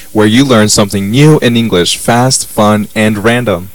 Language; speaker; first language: English; non-native, fluent; Spanish